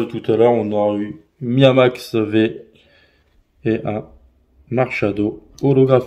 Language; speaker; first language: French; native; French